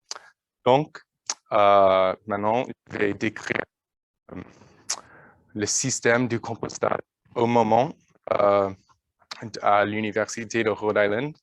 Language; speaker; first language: French; non-native, learner; English